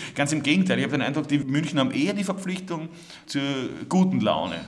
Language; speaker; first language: German; native; German